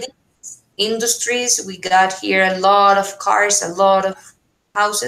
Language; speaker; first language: English; non-native, fluent; Spanish